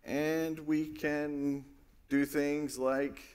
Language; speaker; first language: English; native; English